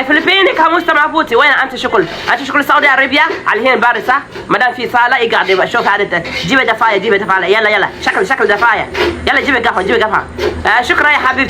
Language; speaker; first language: Arabic; non-native, learner; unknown